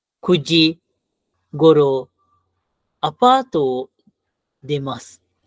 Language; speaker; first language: Japanese; non-native, fluent; Sinhala